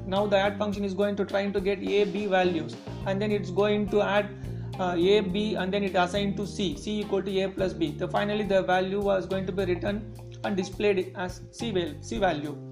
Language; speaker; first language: English; non-native, local second language; Tamil